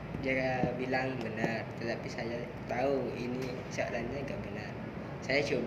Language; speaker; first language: Indonesian; non-native, learner; Malay